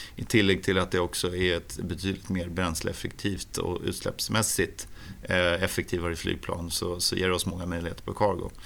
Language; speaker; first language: Swedish; native; Swedish